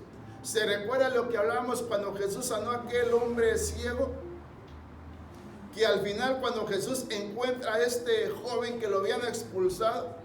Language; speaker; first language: Spanish; native; Spanish